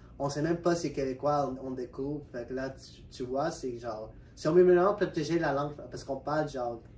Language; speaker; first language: French; non-native, fluent; Spanish